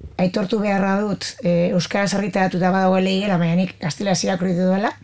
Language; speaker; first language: Basque; native; Basque